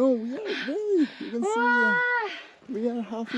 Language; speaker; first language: English; non-native, fluent; Nepali